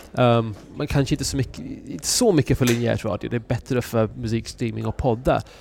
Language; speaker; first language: Swedish; non-native, fluent; English